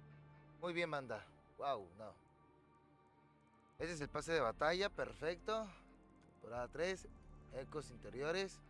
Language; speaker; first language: Spanish; native; Spanish